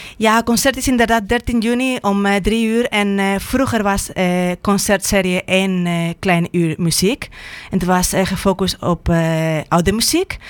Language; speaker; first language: Dutch; non-native, fluent; Spanish